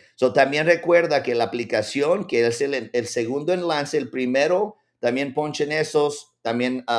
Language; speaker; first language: Spanish; early bilingual, heritage; Spanish